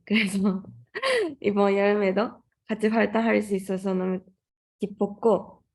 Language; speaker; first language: Korean; non-native, fluent; Japanese